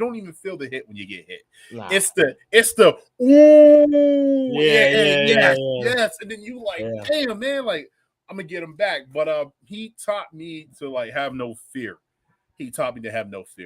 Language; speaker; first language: English; native; English